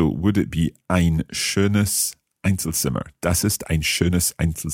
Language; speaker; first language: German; non-native, learner; English